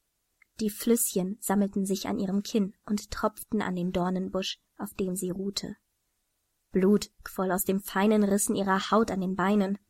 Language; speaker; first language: German; native; German